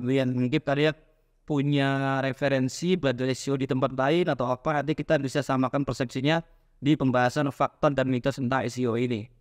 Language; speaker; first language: Indonesian; native; Indonesian